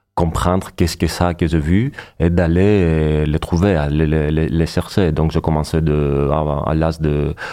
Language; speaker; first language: French; non-native, fluent; Greek